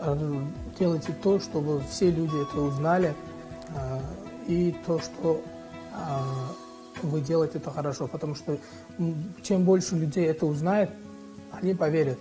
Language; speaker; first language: Russian; non-native, fluent; Uzbek